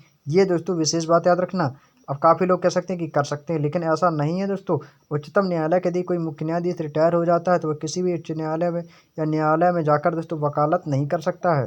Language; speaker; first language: Hindi; native; Hindi